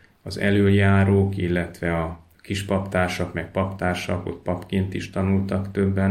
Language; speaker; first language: Hungarian; native; Hungarian